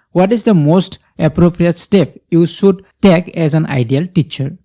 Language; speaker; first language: English; non-native, local second language; Assamese